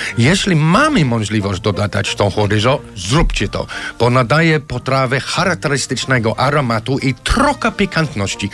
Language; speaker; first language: Polish; non-native, fluent; English